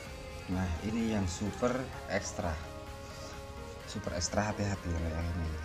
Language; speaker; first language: Indonesian; native; Indonesian